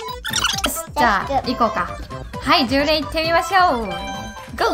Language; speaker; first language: Japanese; native; Japanese